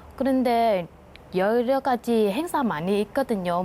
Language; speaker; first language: Korean; non-native, learner; Vietnamese